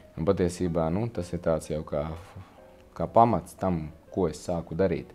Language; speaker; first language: Latvian; non-native, local second language; Russian